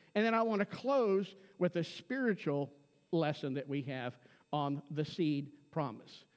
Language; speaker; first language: English; native; English